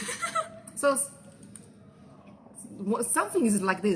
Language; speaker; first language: English; non-native, fluent; Portuguese